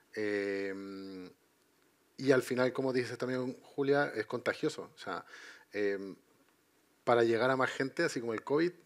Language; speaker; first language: Spanish; native; Spanish